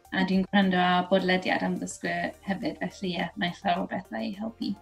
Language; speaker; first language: Welsh; non-native, fluent; English